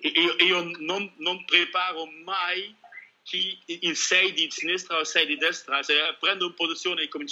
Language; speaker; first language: Italian; non-native, learner; Dutch